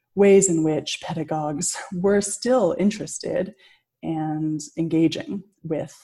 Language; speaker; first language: English; native; English